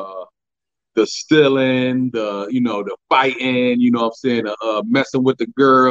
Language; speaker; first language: English; native; English